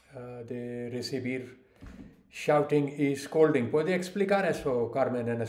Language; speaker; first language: Spanish; non-native, learner; English